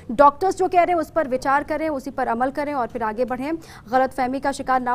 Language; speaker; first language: Hindi; native; Hindi